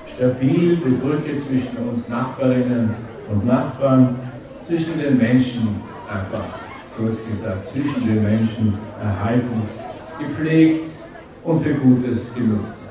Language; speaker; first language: German; native; German